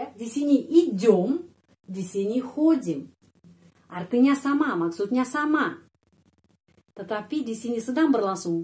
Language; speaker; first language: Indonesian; non-native, fluent; Russian